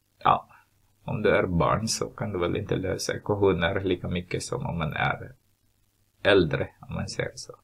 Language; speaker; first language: Swedish; non-native, fluent; Filipino